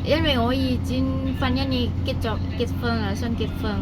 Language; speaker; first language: Cantonese; non-native, learner; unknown